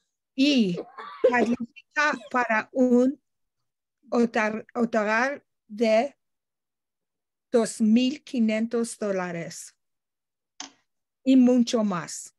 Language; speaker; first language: Spanish; non-native, learner; English